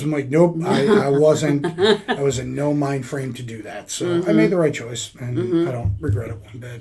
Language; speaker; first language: English; native; English